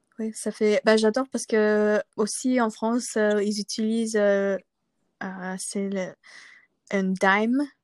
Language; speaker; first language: French; non-native, local second language; English